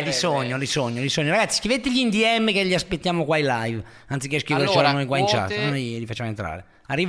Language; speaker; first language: Italian; native; Italian